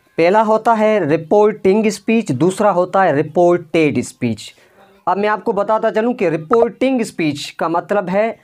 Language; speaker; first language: Urdu; non-native, local second language; Sindhi